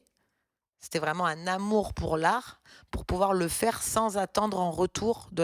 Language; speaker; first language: French; native; French